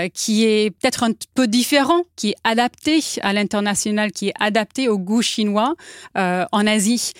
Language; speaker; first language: French; non-native, fluent; English